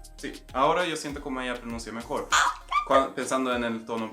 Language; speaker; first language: Spanish; non-native, fluent; Swedish